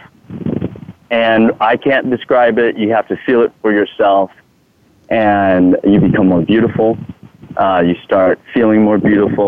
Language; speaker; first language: English; non-native, fluent; Thai